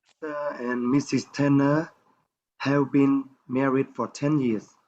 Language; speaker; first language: English; non-native, learner; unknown